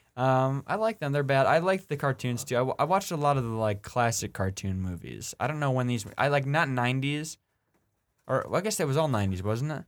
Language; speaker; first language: English; native; English